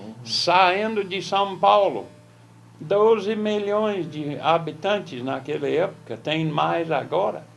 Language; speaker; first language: Portuguese; non-native, fluent; English